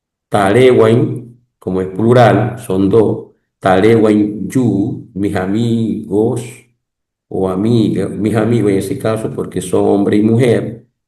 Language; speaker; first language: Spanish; non-native, local second language; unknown